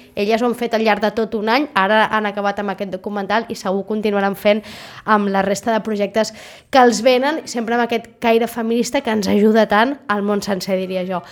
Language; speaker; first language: Catalan; native; Catalan